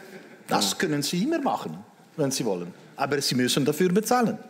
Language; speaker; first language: German; non-native, local second language; Italian